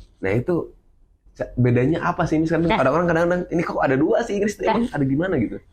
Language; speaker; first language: Indonesian; native; Indonesian